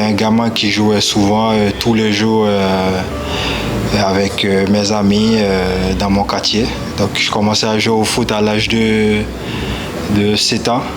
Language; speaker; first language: French; non-native, local second language; Haitian Creole